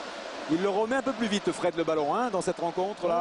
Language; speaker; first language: French; native; French